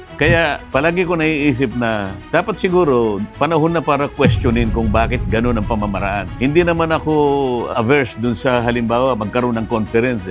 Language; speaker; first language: Filipino; native; Filipino